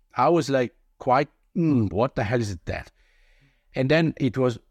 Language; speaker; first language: English; non-native, fluent; Italian